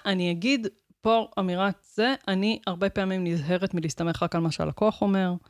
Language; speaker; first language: Hebrew; native; Hebrew